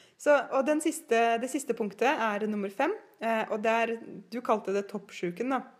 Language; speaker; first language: Norwegian; non-native, fluent; Russian